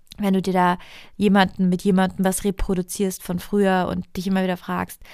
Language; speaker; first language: German; non-native, fluent; Italian